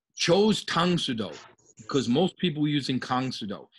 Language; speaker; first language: English; native; English